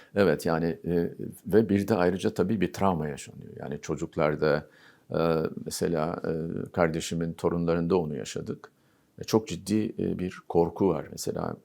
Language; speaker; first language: Turkish; native; Turkish